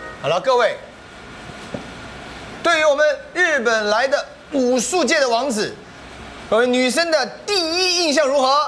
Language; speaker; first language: Chinese; native; Chinese